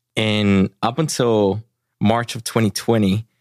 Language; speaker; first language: English; early bilingual, other home language; Spanish